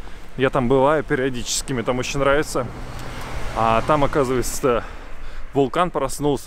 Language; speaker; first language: Russian; native; Russian